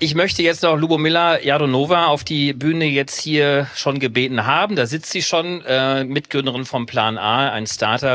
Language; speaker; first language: German; native; German